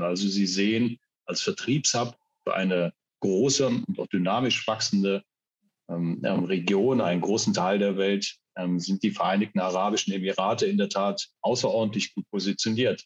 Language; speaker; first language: German; native; German